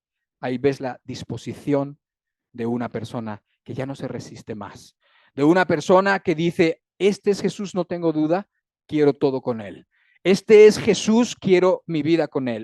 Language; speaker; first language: Spanish; native; Spanish